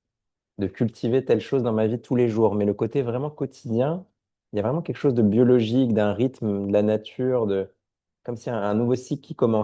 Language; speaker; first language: French; native; French